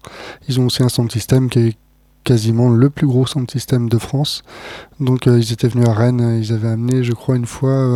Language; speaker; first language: French; native; French